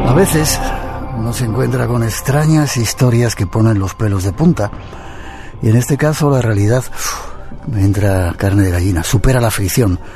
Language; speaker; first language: Spanish; native; Spanish